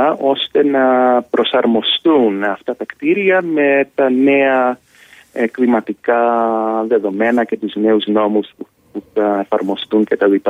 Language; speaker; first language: Greek; early bilingual, heritage; Greek